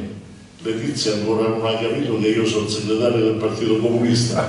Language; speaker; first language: Italian; native; Italian